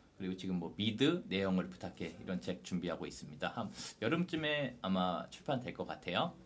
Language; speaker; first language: Korean; native; Korean